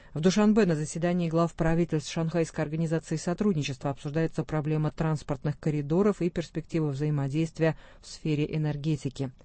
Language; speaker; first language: Russian; native; Russian